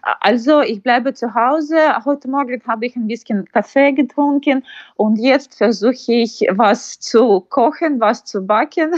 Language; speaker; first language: German; non-native, learner; Ukrainian